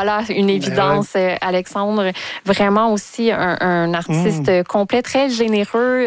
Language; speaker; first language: French; native; French